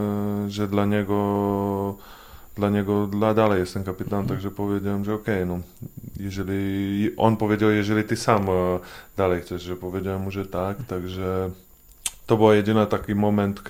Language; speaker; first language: Polish; non-native, fluent; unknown